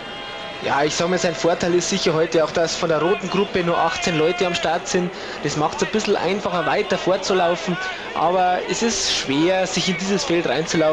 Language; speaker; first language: German; native; German